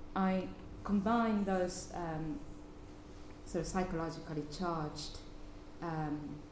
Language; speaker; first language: English; non-native, fluent; Japanese